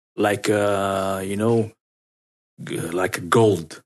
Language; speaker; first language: English; non-native, learner; Russian